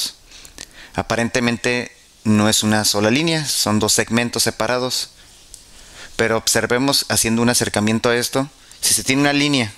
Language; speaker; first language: Spanish; native; Spanish